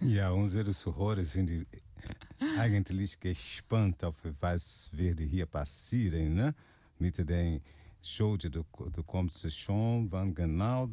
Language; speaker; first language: German; non-native, learner; Portuguese